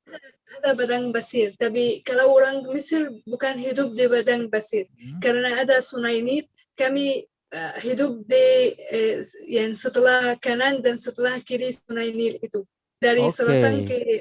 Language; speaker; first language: Indonesian; non-native, learner; Arabic